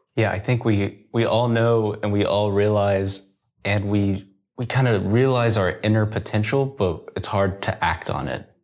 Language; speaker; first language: English; native; English